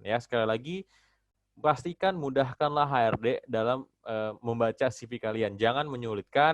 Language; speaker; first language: Indonesian; native; Indonesian